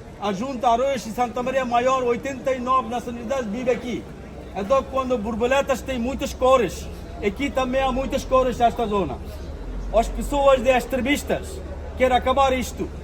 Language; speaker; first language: Portuguese; non-native, local second language; Bangla